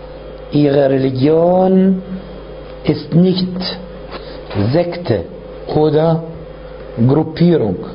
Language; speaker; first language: German; non-native, fluent; Arabic